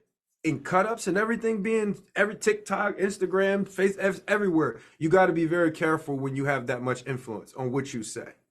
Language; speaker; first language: English; native; English